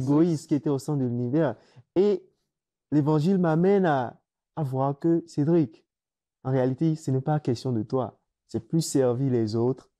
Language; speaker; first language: French; native; French